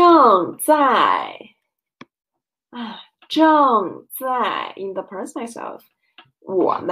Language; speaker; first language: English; non-native, learner; Chinese